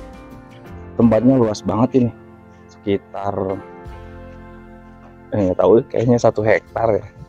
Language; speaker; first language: Indonesian; native; Indonesian